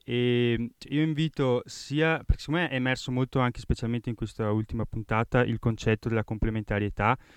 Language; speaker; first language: Italian; native; Italian